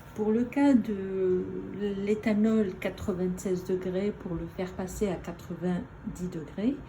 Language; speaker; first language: French; non-native, local second language; Arabic